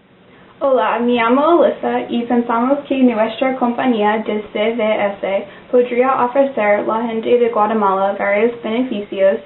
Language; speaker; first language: Spanish; non-native, learner; English